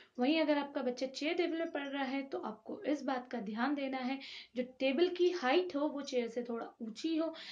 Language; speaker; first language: Hindi; native; Hindi